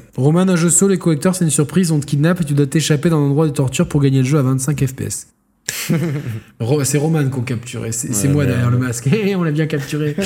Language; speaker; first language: French; native; French